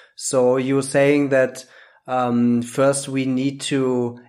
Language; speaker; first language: English; non-native, fluent; German